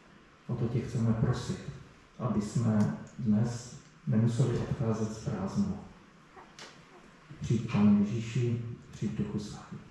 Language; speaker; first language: Czech; native; Czech